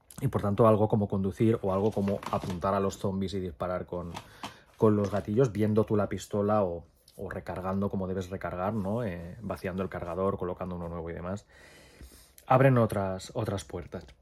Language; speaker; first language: Spanish; native; Spanish